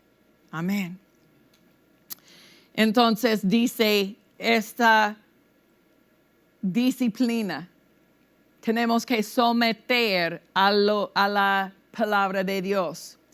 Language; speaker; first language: Spanish; non-native, fluent; English